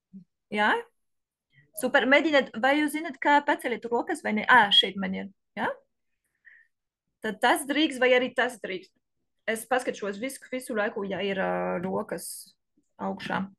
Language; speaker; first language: Latvian; non-native, learner; French